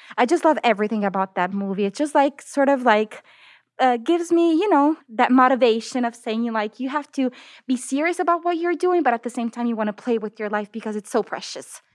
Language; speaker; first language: English; non-native, fluent; Italian